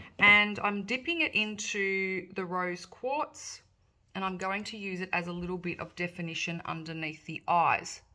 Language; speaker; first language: English; native; English